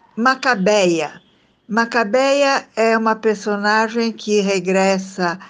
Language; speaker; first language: Portuguese; non-native, fluent; Italian